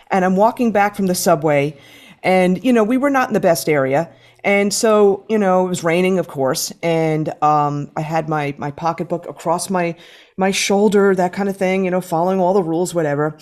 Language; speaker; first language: English; native; English